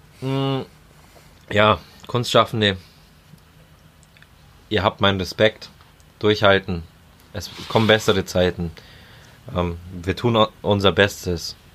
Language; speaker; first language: German; native; German